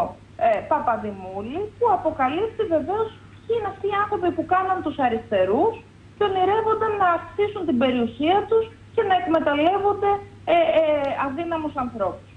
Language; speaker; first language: Greek; native; Greek